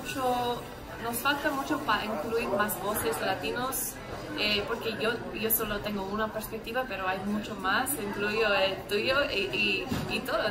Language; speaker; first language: Spanish; early bilingual, heritage; English